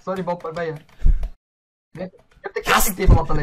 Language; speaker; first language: Dutch; native; Dutch